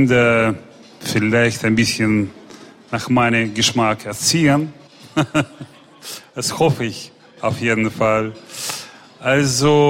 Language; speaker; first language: German; non-native, fluent; Russian